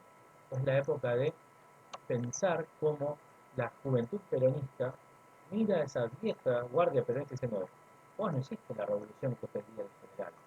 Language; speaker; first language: Spanish; native; Spanish